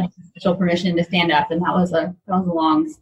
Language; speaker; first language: English; native; English